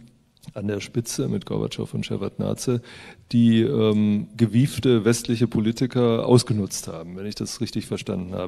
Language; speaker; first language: German; native; German